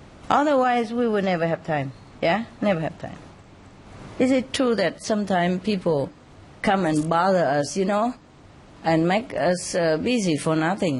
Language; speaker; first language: English; non-native, fluent; Vietnamese